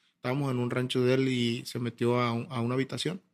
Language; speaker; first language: Spanish; native; Spanish